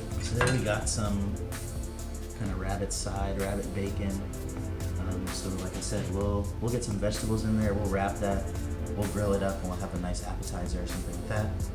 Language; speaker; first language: English; native; English